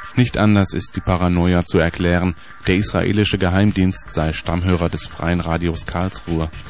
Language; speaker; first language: German; native; German